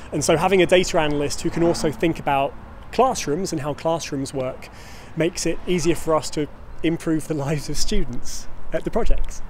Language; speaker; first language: English; early bilingual, heritage; English